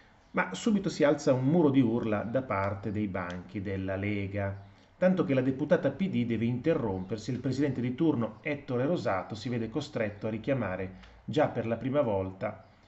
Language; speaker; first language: Italian; native; Italian